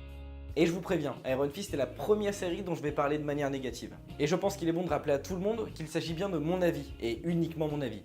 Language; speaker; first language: French; native; French